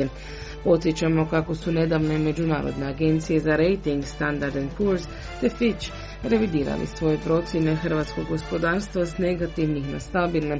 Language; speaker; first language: Croatian; native; Croatian